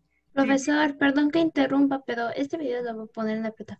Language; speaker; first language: Spanish; native; Spanish